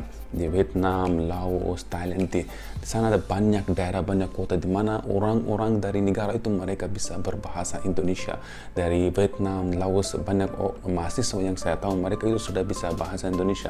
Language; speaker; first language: Indonesian; non-native, fluent; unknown